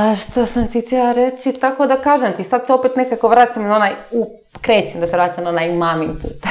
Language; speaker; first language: Serbian; early bilingual, heritage; Serbian